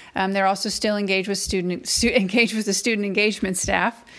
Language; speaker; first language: English; native; English